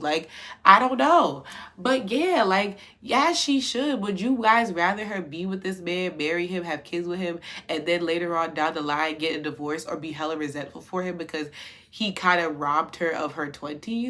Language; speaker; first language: English; native; English